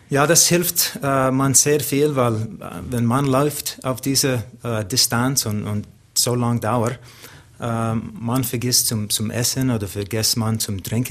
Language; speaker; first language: German; non-native, learner; English